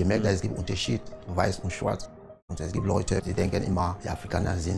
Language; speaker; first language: German; non-native, learner; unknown